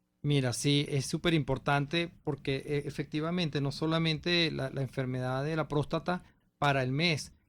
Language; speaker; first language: Spanish; native; Spanish